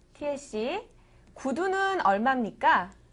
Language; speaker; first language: Korean; native; Korean